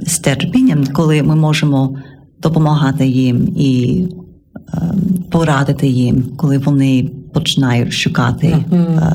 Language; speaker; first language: Ukrainian; non-native, learner; English